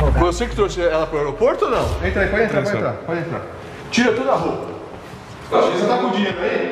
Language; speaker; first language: Portuguese; native; Portuguese